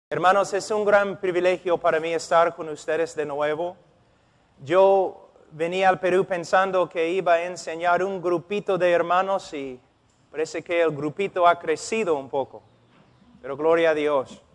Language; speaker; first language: Spanish; non-native, fluent; English